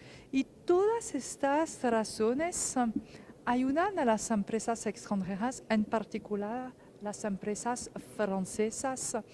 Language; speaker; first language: Spanish; non-native, fluent; French